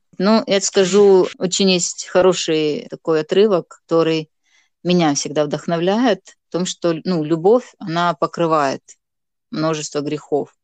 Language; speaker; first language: Russian; non-native, local second language; Gagauz